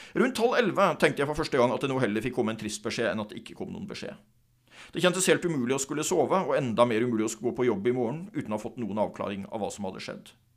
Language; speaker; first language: Norwegian; native; Norwegian